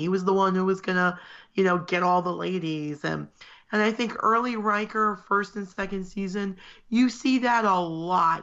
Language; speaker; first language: English; native; English